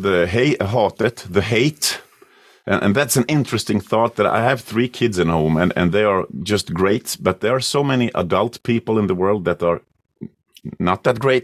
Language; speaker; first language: English; non-native, fluent; Swedish